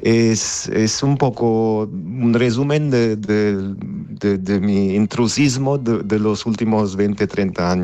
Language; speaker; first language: Spanish; non-native, fluent; Armenian